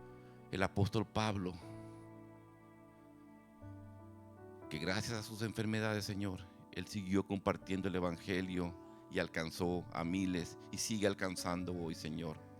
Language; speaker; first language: Spanish; native; Spanish